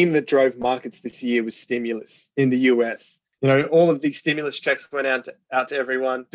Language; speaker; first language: English; native; English